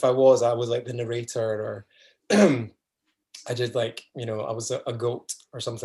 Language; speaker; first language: English; native; English